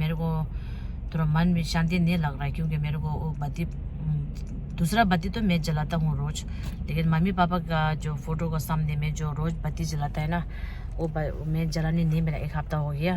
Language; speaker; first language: Hindi; non-native, local second language; Tibetan